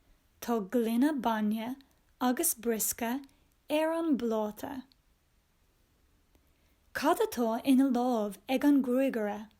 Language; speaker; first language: Irish; non-native, local second language; English